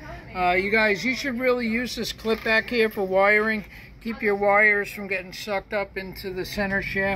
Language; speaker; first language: English; native; English